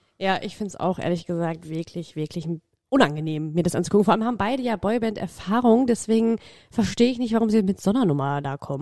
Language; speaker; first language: German; native; German